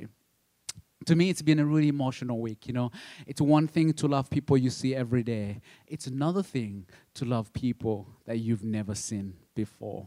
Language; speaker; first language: English; non-native, local second language; Kinyarwanda